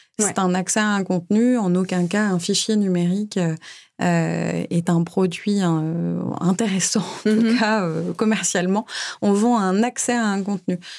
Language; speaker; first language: French; native; French